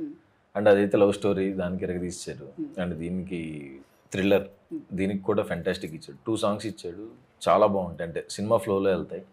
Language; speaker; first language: Telugu; native; Telugu